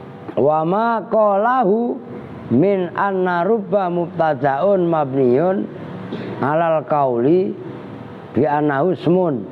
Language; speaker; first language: Arabic; non-native, fluent; Indonesian